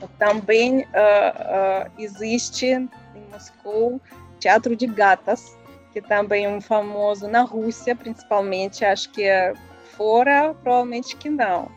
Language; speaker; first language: Portuguese; non-native, learner; Russian